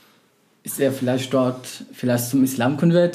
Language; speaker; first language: German; non-native, fluent; Arabic